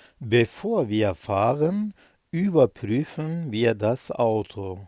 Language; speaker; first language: German; non-native, fluent; Turkish